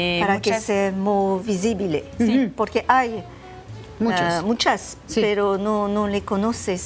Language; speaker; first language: Spanish; non-native, learner; French